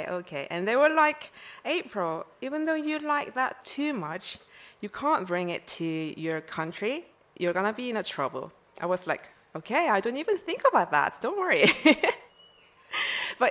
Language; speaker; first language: English; non-native, fluent; Korean